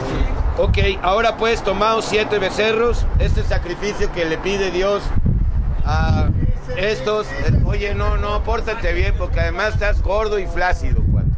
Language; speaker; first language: Spanish; native; Spanish